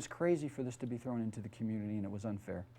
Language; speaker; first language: English; native; English